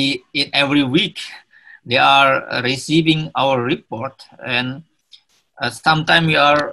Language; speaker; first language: English; non-native, learner; Indonesian